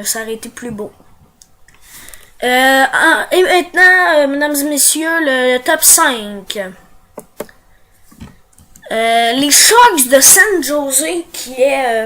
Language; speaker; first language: French; native; French